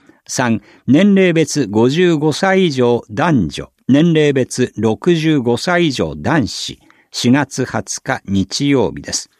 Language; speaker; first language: Japanese; native; Japanese